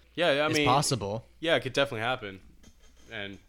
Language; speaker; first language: English; early bilingual, other home language; Albanian